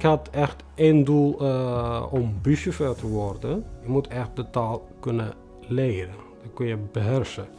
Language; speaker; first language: Dutch; non-native, fluent; Tigrinya